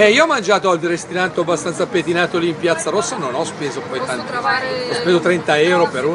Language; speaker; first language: Italian; native; Italian